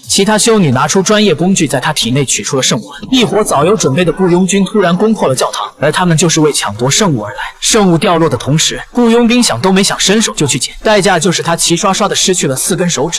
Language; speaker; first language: Chinese; native; Chinese